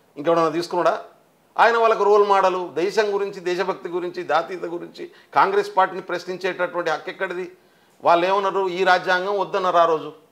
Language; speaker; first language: Telugu; non-native, local second language; Lambadi